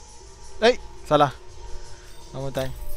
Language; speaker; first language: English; non-native, local second language; Malay